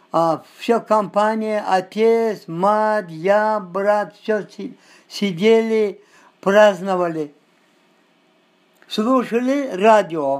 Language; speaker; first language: Russian; non-native, local second language; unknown